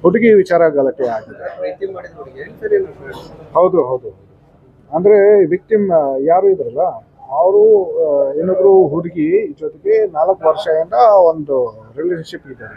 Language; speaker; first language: Kannada; non-native, local second language; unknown